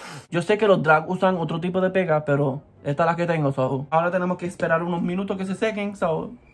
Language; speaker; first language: Spanish; early bilingual, heritage; Spanish